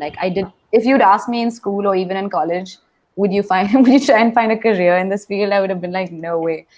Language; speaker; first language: English; non-native, local second language; Hindi